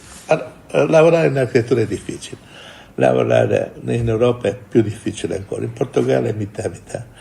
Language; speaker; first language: Italian; non-native, fluent; Portuguese